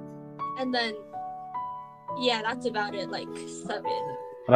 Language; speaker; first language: English; non-native, local second language; Cantonese